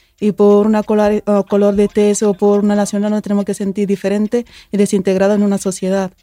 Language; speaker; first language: Spanish; early bilingual, other home language; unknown